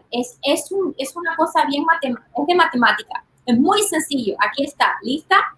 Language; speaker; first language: Spanish; early bilingual, heritage; Spanish